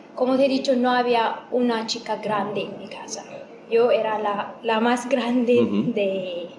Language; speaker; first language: Spanish; non-native, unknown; Amharic